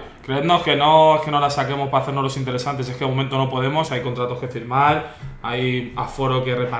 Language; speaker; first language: Spanish; native; Spanish